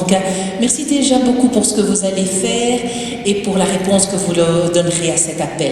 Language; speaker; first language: French; native; French